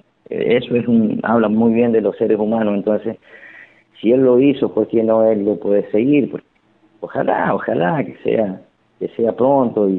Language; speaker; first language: Spanish; native; Spanish